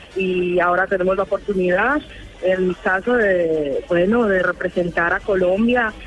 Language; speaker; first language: Spanish; native; Spanish